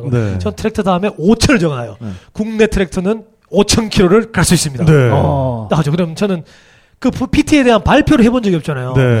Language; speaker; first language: Korean; native; Korean